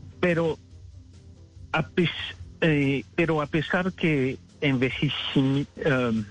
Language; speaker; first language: Spanish; non-native, fluent; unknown